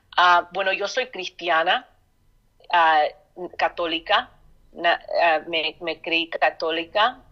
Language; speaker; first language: Spanish; early bilingual, heritage; Spanish